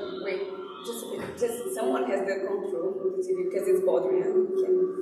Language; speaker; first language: English; non-native, fluent; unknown